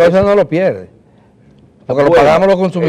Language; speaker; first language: Spanish; native; Spanish